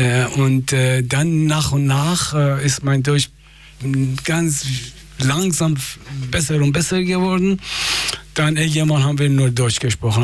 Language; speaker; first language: German; non-native, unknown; Persian